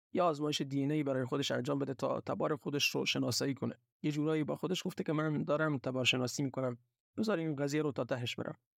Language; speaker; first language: Persian; non-native, local second language; Baluchi